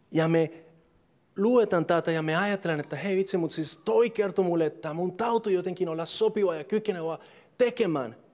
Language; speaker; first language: Finnish; non-native, fluent; English